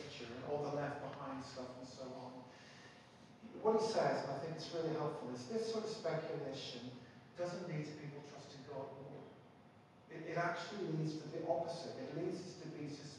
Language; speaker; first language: English; native; English